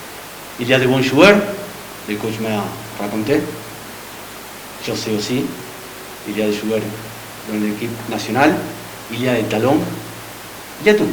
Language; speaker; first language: French; non-native, learner; Spanish